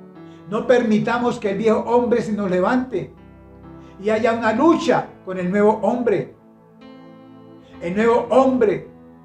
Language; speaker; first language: Spanish; native; Spanish